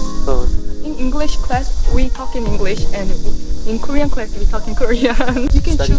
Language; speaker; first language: English; non-native, fluent; Korean